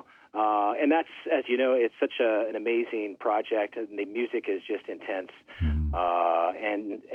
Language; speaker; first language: English; native; English